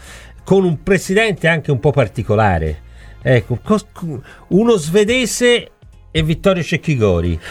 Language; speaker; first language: Italian; native; Italian